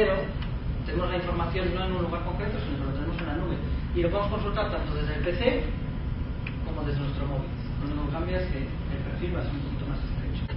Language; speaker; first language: Spanish; native; Spanish